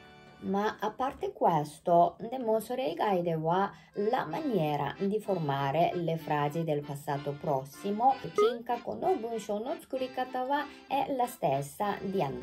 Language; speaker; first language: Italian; non-native, fluent; Japanese